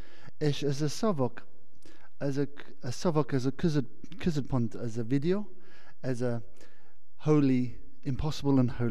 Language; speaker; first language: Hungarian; non-native, learner; English